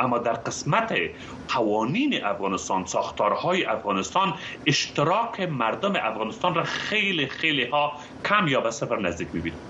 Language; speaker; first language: Persian; native; Persian